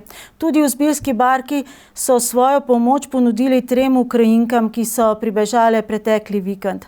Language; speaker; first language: Slovenian; native; Slovenian